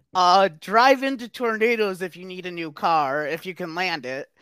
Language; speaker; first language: English; native; English